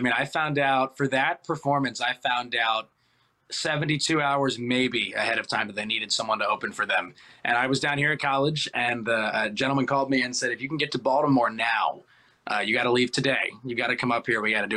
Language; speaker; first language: English; native; English